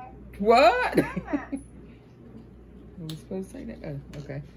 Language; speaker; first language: English; native; English